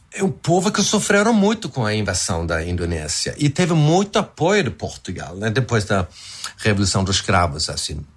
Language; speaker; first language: Portuguese; non-native, fluent; Swedish